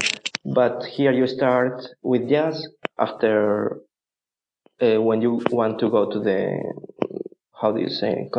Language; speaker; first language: English; non-native, fluent; Spanish